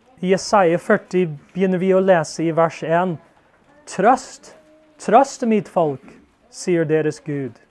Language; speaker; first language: Norwegian; non-native, fluent; English